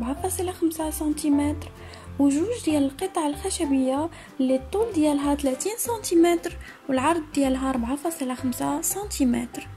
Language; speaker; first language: Arabic; native; Arabic